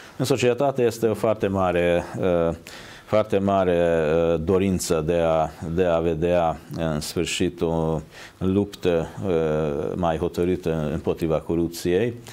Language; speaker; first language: Romanian; non-native, fluent; Hungarian